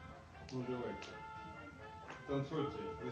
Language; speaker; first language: Russian; native; Russian